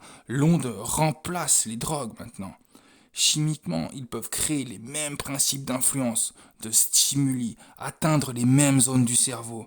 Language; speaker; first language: French; native; French